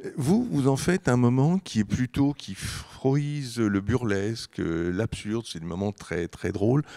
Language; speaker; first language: French; native; French